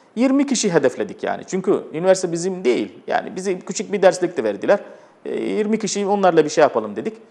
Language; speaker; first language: Turkish; non-native, fluent; Arabic